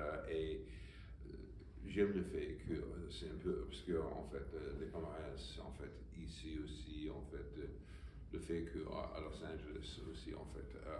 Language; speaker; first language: French; non-native, fluent; English